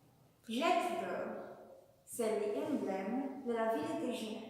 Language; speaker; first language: French; non-native, learner; Portuguese